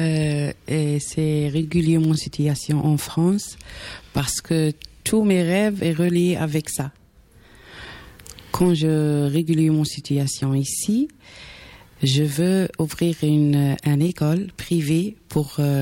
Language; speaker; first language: French; non-native, local second language; Arabic